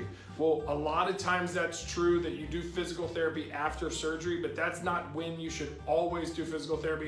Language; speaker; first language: English; native; English